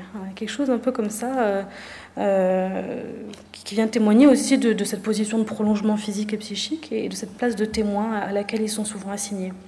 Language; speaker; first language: French; native; French